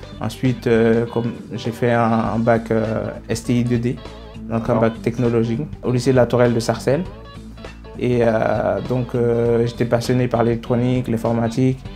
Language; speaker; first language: French; non-native, local second language; Haitian Creole